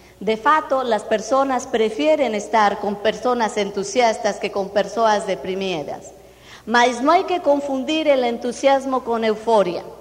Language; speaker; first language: Spanish; non-native, fluent; Portuguese